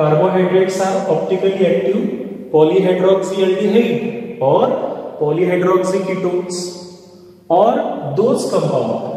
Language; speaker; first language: Hindi; non-native, local second language; Marathi